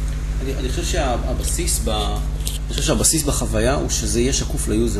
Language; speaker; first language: Hebrew; native; Hebrew